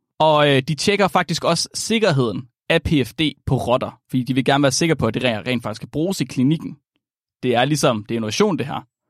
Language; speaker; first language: Danish; native; Danish